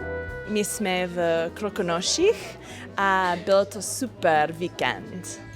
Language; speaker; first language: Czech; non-native, learner; English